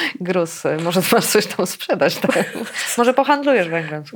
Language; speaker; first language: Polish; native; Polish